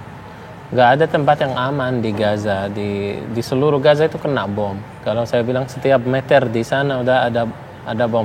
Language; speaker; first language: Indonesian; non-native, fluent; Arabic